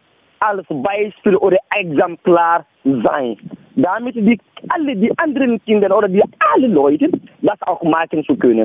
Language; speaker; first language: German; non-native, learner; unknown